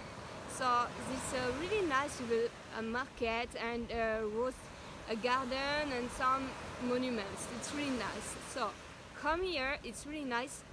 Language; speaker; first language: English; non-native, learner; French